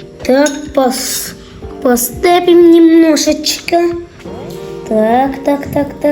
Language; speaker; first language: Russian; non-native, local second language; Kazakh